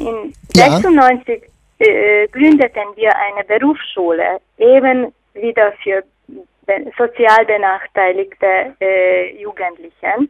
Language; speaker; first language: German; non-native, fluent; Hungarian